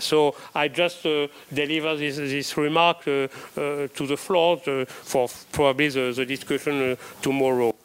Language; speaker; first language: English; non-native, fluent; French